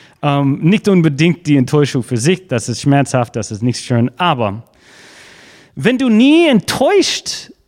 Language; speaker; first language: German; non-native, fluent; English